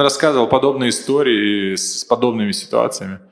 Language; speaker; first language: Russian; native; Russian